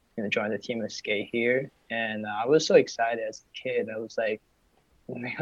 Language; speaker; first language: English; non-native, fluent; Chinese